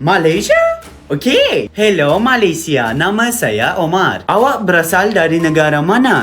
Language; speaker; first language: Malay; non-native, learner; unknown